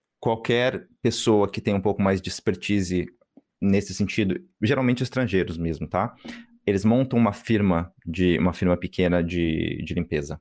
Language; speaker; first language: Portuguese; native; Portuguese